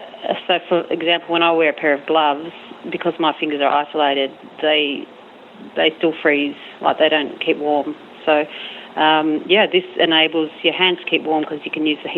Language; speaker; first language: English; native; English